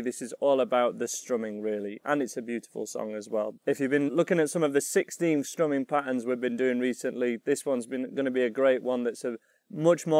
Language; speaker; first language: English; native; English